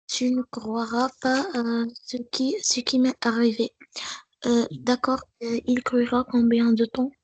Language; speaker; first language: French; non-native, learner; Arabic